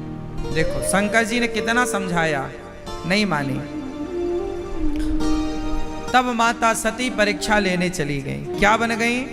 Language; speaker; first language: Hindi; native; Hindi